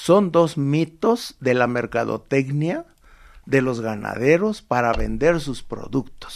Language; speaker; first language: Spanish; native; Spanish